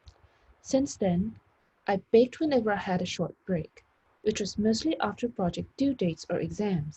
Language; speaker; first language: English; non-native, fluent; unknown